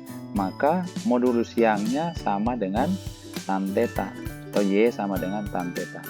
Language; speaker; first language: Indonesian; native; Indonesian